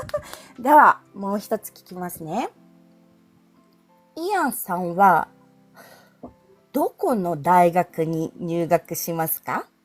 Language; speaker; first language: Japanese; non-native, fluent; Filipino